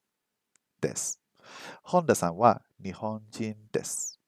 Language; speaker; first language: Japanese; non-native, learner; English